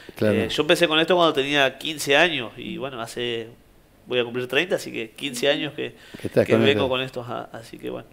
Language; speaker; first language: Spanish; native; Spanish